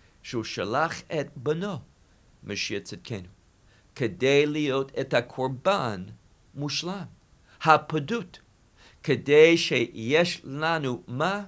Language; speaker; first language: Hebrew; non-native, fluent; English